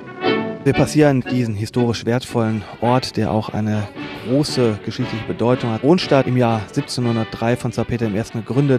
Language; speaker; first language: German; native; German